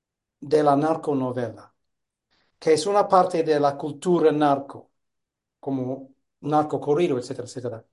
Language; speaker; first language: Spanish; non-native, fluent; English